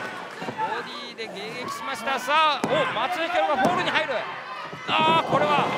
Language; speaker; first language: Japanese; native; Japanese